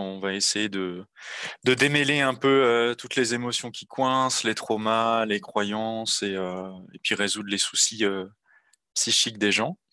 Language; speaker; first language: French; native; French